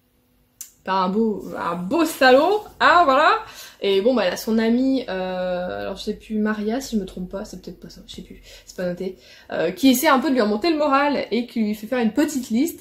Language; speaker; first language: French; native; French